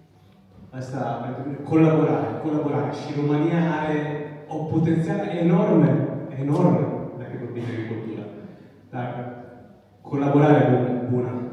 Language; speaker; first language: Romanian; non-native, learner; Italian